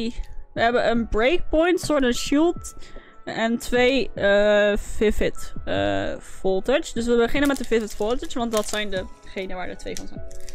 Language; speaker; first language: Dutch; native; Dutch